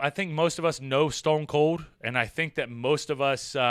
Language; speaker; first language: English; native; English